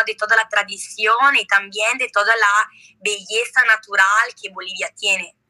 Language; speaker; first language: Spanish; non-native, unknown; Italian